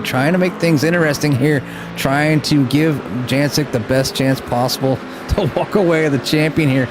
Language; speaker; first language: English; native; English